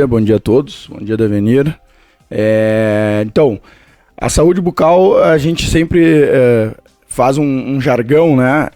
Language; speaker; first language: Portuguese; native; Portuguese